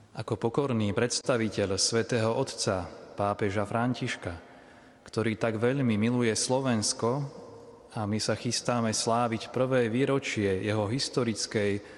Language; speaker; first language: Slovak; non-native, learner; Italian